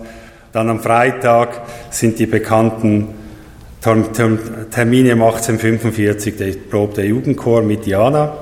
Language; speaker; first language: German; native; German